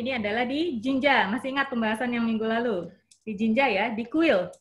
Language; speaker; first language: Indonesian; native; Indonesian